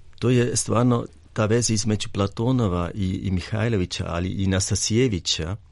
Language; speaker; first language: Serbian; non-native, fluent; German